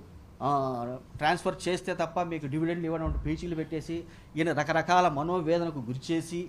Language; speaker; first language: Telugu; native; Telugu